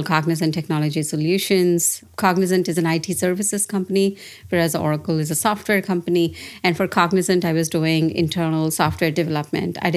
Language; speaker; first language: English; non-native, local second language; Telugu